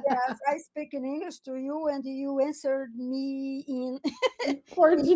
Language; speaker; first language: English; non-native, learner; Portuguese